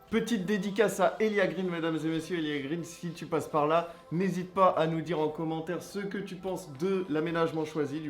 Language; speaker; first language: French; native; French